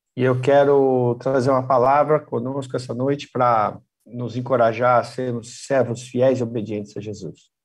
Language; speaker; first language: Portuguese; native; Portuguese